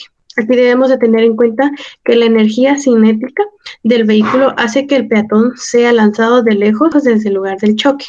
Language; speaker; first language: Spanish; native; Spanish